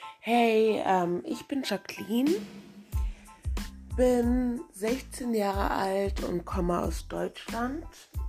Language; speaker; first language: German; early bilingual, other home language; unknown